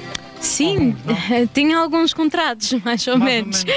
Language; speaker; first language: Portuguese; early bilingual, heritage; Portuguese